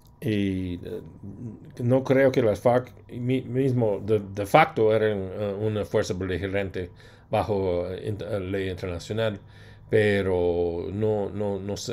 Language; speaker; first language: Spanish; non-native, fluent; English